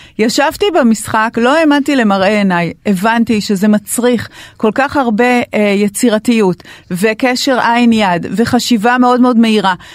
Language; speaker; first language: Hebrew; native; Hebrew